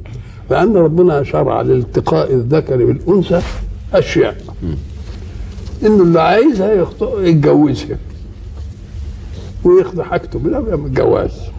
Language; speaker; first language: Arabic; native; Arabic